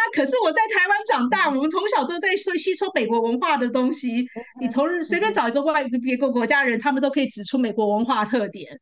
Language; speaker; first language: Chinese; native; Chinese